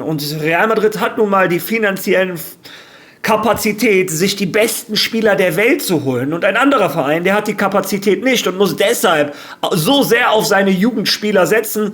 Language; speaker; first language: German; native; German